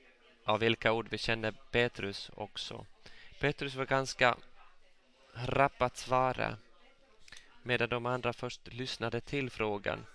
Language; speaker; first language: Swedish; non-native, local second language; Finnish